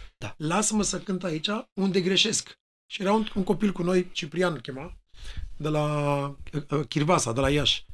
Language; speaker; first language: Romanian; native; Romanian